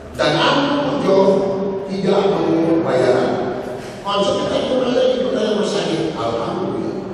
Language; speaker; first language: Indonesian; native; Indonesian